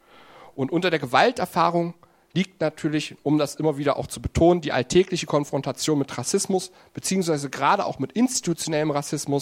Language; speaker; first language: German; native; German